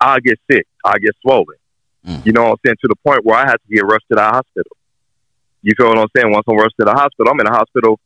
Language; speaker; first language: English; native; English